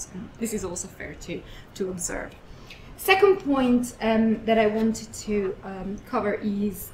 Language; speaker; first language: English; non-native, fluent; Italian